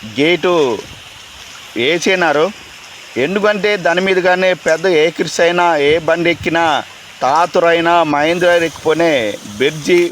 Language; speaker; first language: Telugu; non-native, local second language; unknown